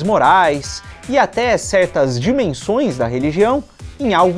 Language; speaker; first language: Portuguese; native; Portuguese